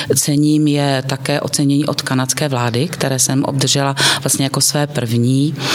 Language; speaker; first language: Czech; native; Czech